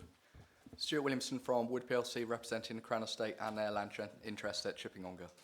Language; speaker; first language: English; native; English